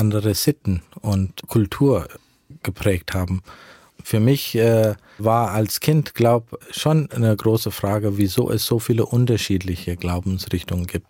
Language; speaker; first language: German; early bilingual, heritage; German